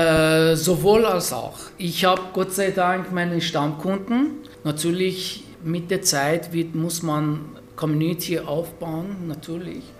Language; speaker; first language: German; non-native, fluent; Persian